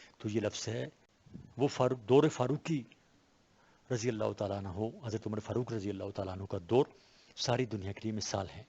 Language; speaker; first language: Urdu; non-native, local second language; Pashto